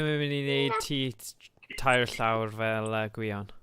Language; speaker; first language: Welsh; native; Welsh